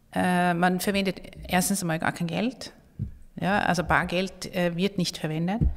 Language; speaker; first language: German; non-native, fluent; Swedish